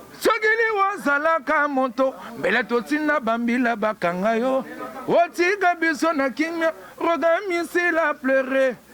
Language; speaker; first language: Lingala; native; Lingala